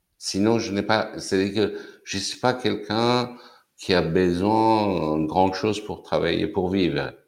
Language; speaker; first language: French; non-native, fluent; Persian